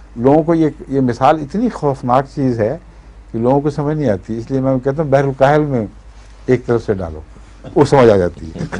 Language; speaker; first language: Urdu; native; Urdu